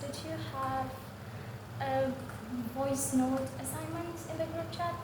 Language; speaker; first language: English; non-native, learner; Indonesian